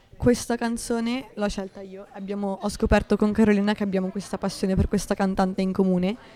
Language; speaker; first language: Italian; native; Italian